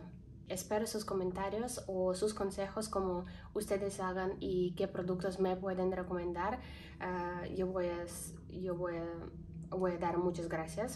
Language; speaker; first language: Spanish; non-native, learner; Ukrainian